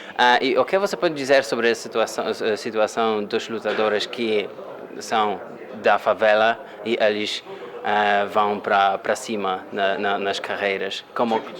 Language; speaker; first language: Portuguese; non-native, fluent; Polish